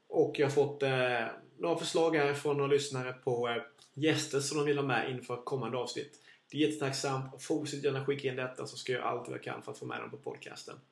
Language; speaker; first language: Swedish; native; Swedish